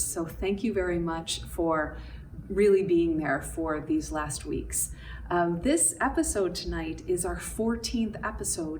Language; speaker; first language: English; native; English